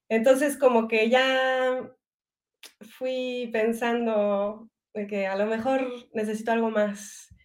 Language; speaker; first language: Spanish; non-native, fluent; French